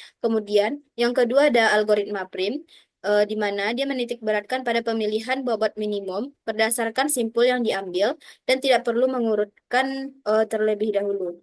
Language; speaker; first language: Indonesian; native; Indonesian